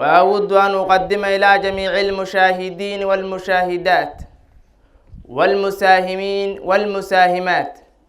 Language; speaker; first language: Arabic; non-native, learner; Somali